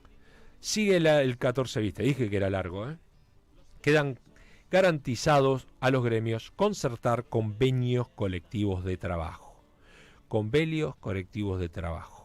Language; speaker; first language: Spanish; native; Spanish